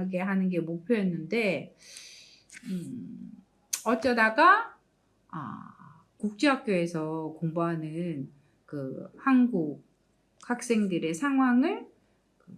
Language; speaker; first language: Korean; native; Korean